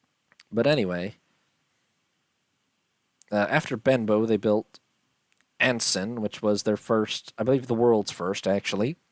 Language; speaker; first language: English; native; English